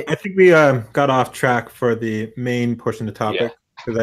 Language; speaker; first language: English; native; English